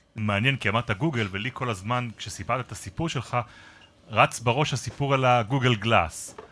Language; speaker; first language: Hebrew; native; Hebrew